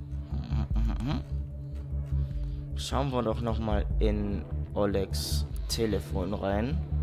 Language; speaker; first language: German; native; German